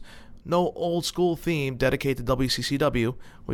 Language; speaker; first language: English; native; English